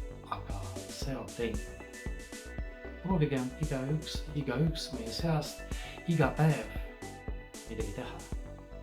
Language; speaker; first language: Estonian; non-native, fluent; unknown